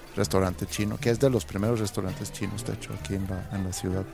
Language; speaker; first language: Spanish; non-native, fluent; Swedish